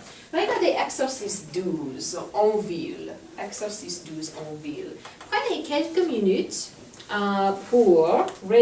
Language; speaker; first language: French; non-native, fluent; English